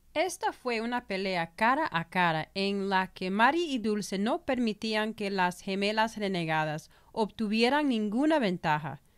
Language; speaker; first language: Spanish; early bilingual, heritage; Spanish